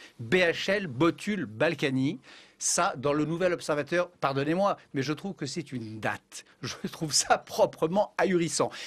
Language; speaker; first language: French; native; French